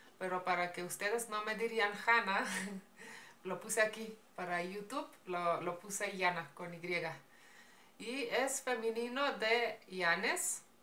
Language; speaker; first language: Spanish; non-native, fluent; Slovenian